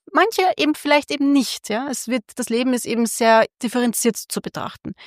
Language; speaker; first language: German; early bilingual, other home language; Hungarian